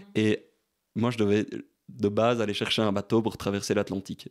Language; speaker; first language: French; native; French